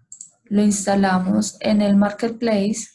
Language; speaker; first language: Spanish; native; Spanish